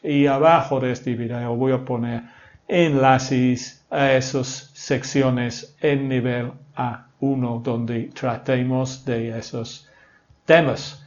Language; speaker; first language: Spanish; non-native, fluent; English